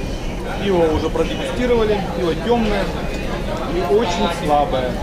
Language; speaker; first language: Russian; native; Russian